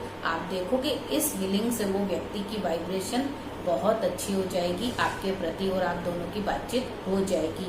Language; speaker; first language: Hindi; native; Hindi